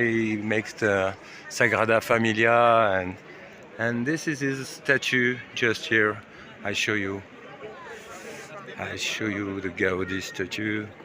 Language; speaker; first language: English; non-native, learner; French